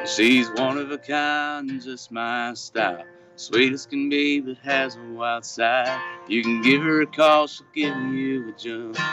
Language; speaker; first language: English; native; English